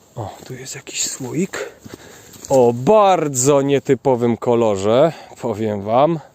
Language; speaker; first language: Polish; native; Polish